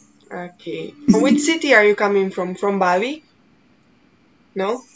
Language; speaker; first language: English; non-native, fluent; Bosnian